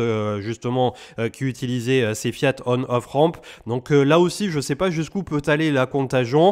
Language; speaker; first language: French; native; French